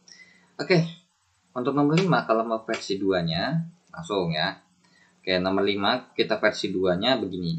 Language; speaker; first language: Indonesian; native; Indonesian